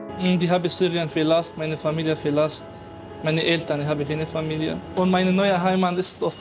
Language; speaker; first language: German; non-native, learner; Arabic